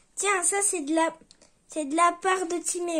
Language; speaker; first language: French; native; French